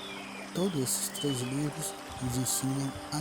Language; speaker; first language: Portuguese; native; Portuguese